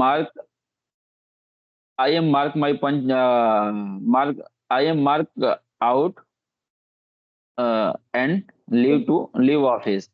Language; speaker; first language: English; non-native, learner; Hindi